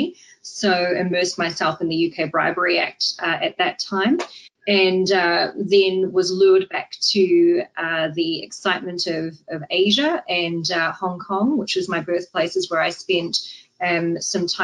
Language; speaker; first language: English; native; English